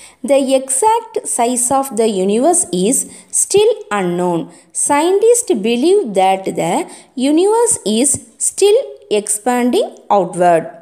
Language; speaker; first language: English; non-native, local second language; Tamil